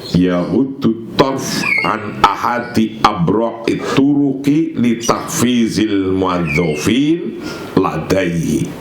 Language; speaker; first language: Arabic; non-native, fluent; Indonesian